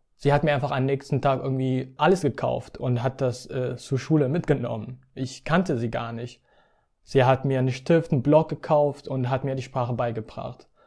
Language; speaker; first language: German; early bilingual, other home language; Tigrinya